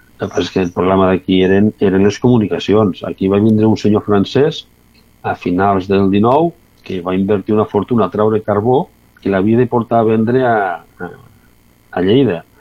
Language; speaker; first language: Catalan; native; Catalan